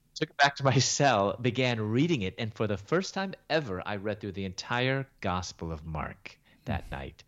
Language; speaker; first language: English; native; English